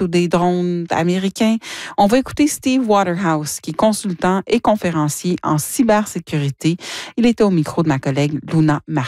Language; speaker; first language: French; native; French